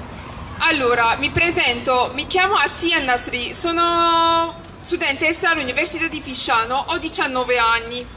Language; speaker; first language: Italian; early bilingual, other home language; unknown